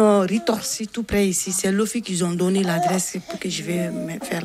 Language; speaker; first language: French; non-native, local second language; Bambara